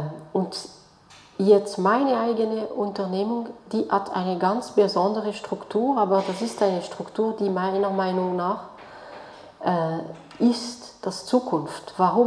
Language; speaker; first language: German; non-native, fluent; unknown